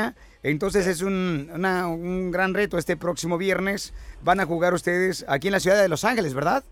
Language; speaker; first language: Spanish; native; Spanish